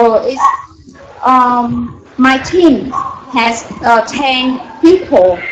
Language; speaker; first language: English; non-native, learner; Vietnamese